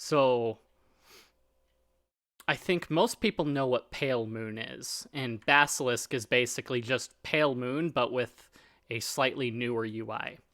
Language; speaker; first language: English; native; English